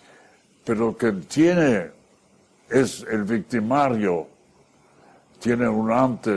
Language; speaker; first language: Spanish; non-native, fluent; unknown